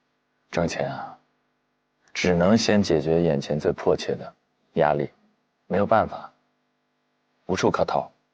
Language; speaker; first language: Chinese; native; Chinese